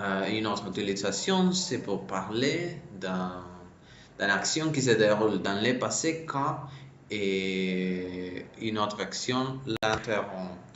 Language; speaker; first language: French; non-native, fluent; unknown